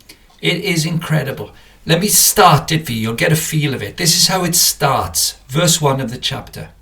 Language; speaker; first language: English; native; English